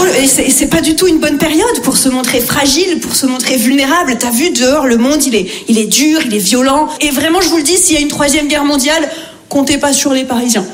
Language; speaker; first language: French; native; French